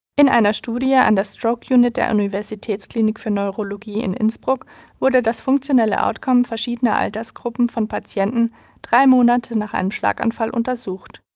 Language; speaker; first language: German; native; German